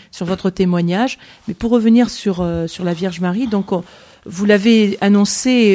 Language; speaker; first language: French; native; French